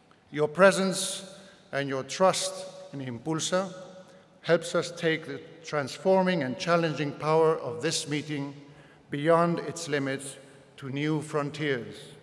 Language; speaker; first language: English; non-native, fluent; Spanish